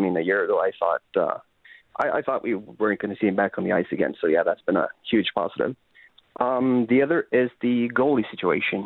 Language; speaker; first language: English; non-native, fluent; Norwegian